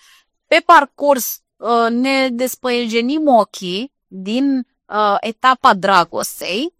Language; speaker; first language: Romanian; native; Romanian